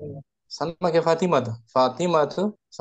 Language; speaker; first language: Indonesian; native; Indonesian